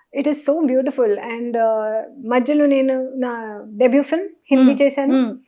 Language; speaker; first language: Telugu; non-native, learner; Hindi